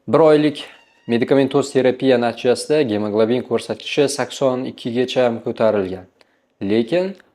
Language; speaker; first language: Uzbek; native; Uzbek